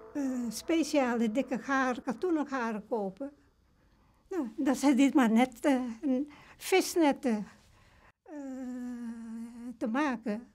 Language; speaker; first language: Dutch; early bilingual, other home language; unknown